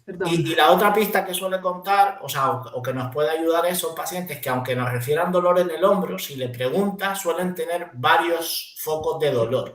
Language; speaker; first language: Spanish; native; Spanish